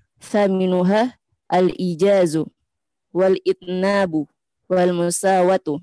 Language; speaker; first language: Arabic; non-native, learner; Indonesian